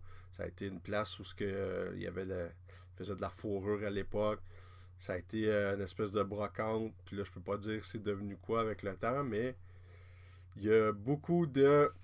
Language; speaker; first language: French; native; French